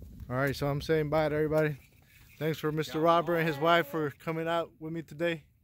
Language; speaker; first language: English; native; English